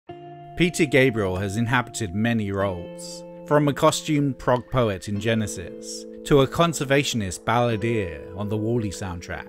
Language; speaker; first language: English; native; English